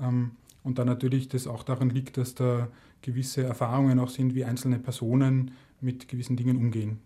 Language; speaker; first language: German; native; German